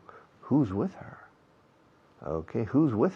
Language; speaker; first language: English; non-native, fluent; Spanish